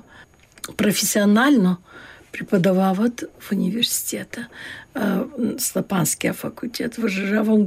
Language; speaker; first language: Bulgarian; early bilingual, heritage; Bulgarian